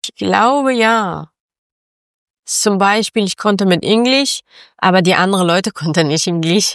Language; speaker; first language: German; non-native, learner; Persian